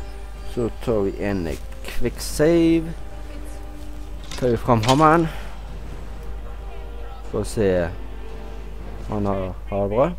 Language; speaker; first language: Norwegian; native; Norwegian